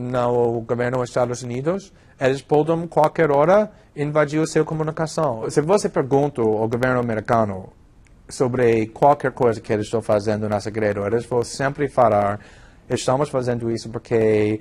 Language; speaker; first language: Portuguese; non-native, fluent; English